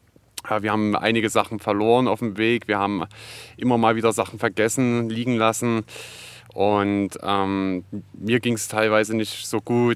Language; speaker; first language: German; native; German